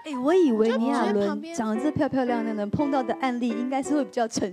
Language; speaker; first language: Chinese; native; Chinese